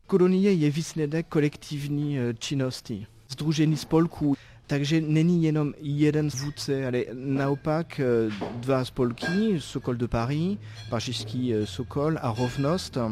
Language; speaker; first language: Czech; non-native, fluent; French